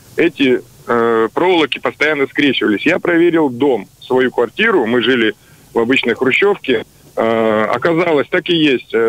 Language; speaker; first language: Russian; native; Russian